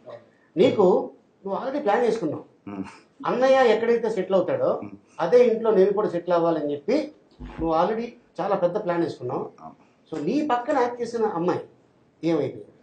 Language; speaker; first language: Telugu; native; Telugu